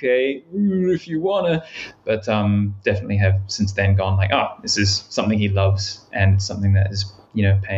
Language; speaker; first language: English; native; English